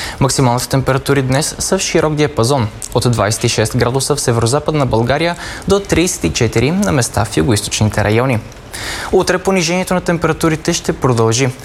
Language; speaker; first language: Bulgarian; native; Bulgarian